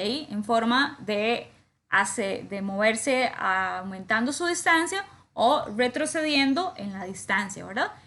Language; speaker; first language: Spanish; native; Spanish